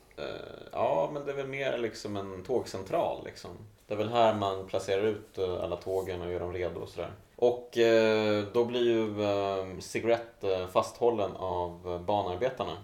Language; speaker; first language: Swedish; native; Swedish